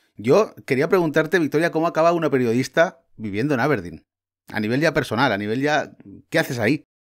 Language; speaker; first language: Spanish; native; Spanish